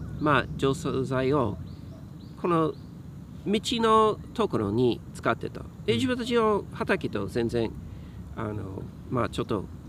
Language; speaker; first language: Japanese; native; Japanese